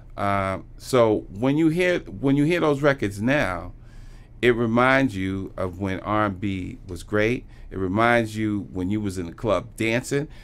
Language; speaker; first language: English; native; English